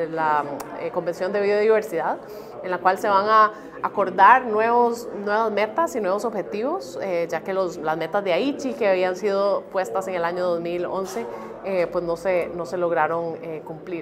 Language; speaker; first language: Spanish; native; Spanish